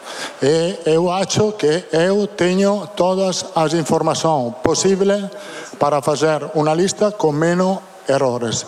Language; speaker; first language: Portuguese; non-native, fluent; Italian